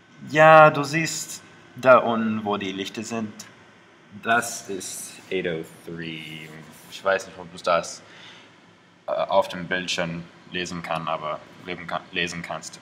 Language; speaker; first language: German; non-native, learner; English